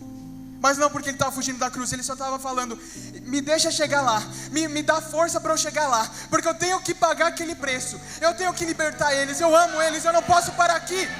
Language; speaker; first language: Portuguese; native; Portuguese